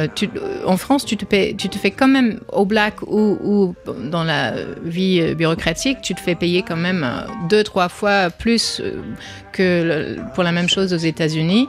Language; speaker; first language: French; non-native, fluent; English